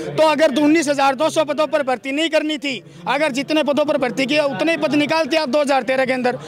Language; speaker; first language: Hindi; native; Hindi